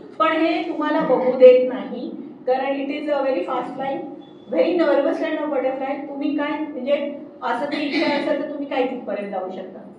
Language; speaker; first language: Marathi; native; Marathi